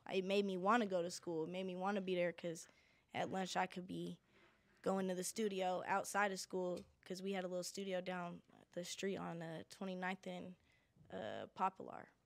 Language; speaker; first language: English; native; English